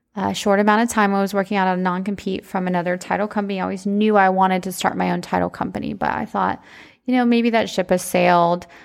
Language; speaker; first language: English; native; English